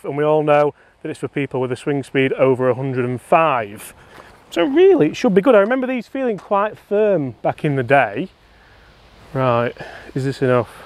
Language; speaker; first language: English; native; English